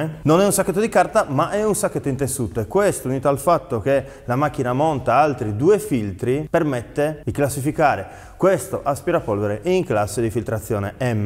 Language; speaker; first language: Italian; native; Italian